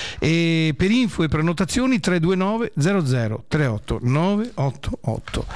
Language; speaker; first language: Italian; native; Italian